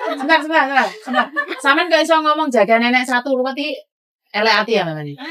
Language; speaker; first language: Indonesian; native; Indonesian